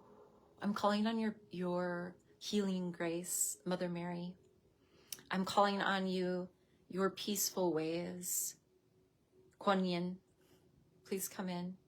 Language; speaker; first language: English; native; English